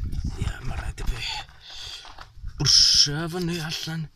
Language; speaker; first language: Welsh; non-native, learner; English